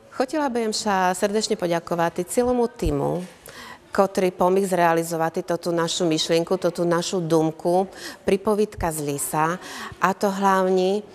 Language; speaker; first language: Slovak; non-native, local second language; Rusyn